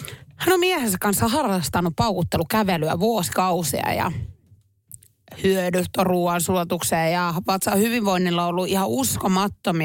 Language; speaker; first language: Finnish; native; Finnish